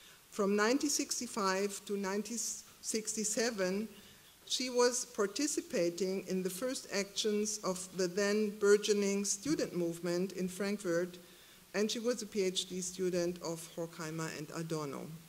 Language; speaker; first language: English; non-native, fluent; German